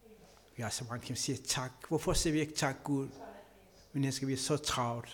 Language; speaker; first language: Danish; non-native, learner; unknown